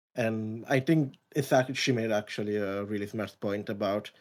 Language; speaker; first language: English; non-native, fluent; Italian